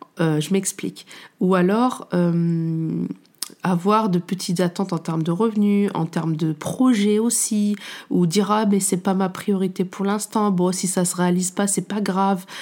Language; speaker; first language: French; native; French